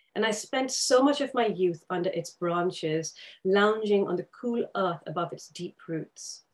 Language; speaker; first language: English; non-native, local second language; Urdu